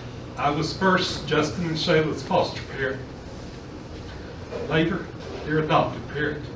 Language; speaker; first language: English; native; English